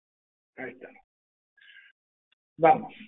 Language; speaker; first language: Spanish; native; Spanish